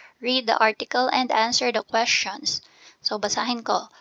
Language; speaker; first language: English; non-native, local second language; Filipino